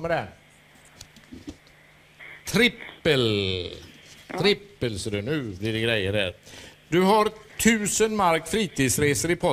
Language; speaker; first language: Swedish; native; Swedish